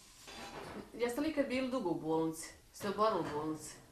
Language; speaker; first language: Bosnian; native; Bosnian